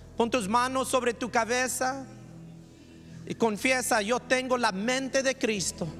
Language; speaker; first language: Spanish; early bilingual, heritage; Spanish